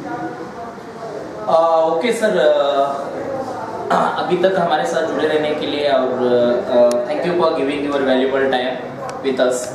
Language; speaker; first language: Hindi; non-native, local second language; Kannada